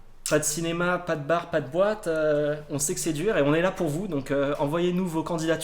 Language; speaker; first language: French; native; French